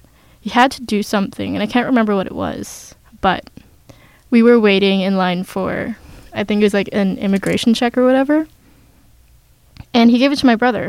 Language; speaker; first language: English; non-native, local second language; Filipino